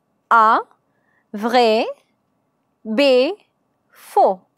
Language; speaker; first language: French; non-native, learner; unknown